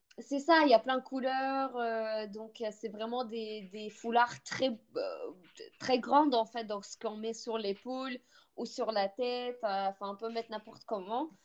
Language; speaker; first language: French; non-native, fluent; Russian